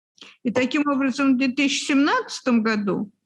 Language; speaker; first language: Russian; native; Russian